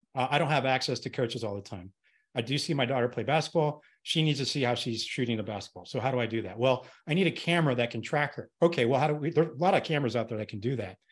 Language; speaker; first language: English; native; English